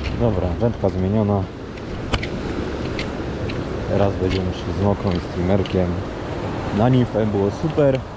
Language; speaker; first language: Polish; native; Polish